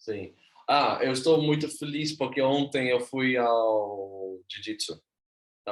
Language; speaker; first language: Portuguese; non-native, learner; Swedish